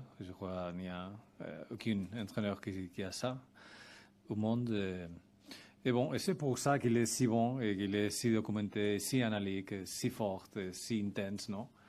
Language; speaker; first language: French; non-native, fluent; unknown